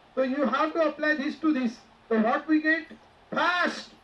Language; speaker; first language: Hindi; non-native, local second language; Marathi